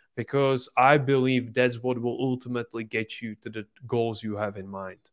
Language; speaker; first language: English; non-native, fluent; Czech